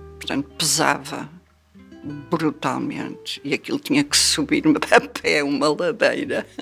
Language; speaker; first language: Portuguese; native; Portuguese